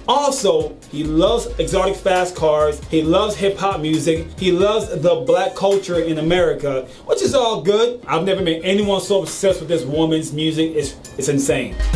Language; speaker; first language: English; native; English